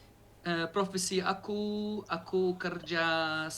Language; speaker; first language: Indonesian; non-native, learner; Arabic